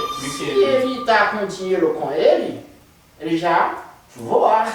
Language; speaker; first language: Portuguese; non-native, fluent; Haitian Creole